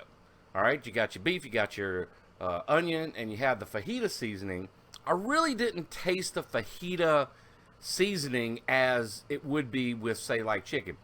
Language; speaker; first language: English; native; English